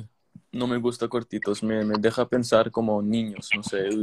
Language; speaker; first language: Spanish; non-native, learner; English